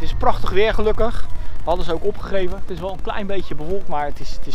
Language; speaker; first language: Dutch; native; Dutch